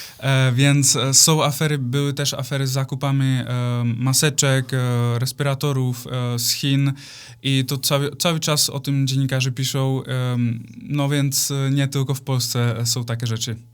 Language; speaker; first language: Polish; non-native, fluent; Czech